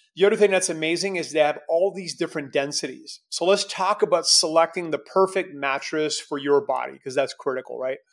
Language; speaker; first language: English; native; English